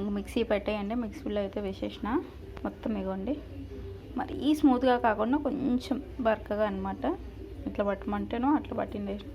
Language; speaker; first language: Telugu; native; Telugu